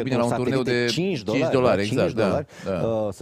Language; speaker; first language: Romanian; native; Romanian